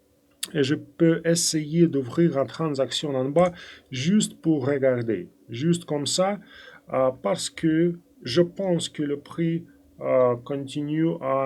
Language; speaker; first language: French; non-native, fluent; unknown